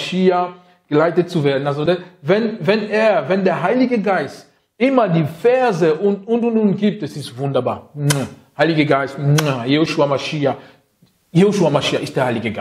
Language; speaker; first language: German; non-native, fluent; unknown